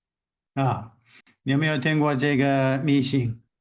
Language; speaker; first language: Chinese; non-native, fluent; English